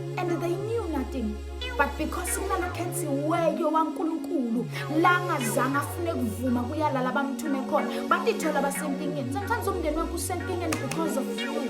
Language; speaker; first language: Zulu; non-native, local second language; Swati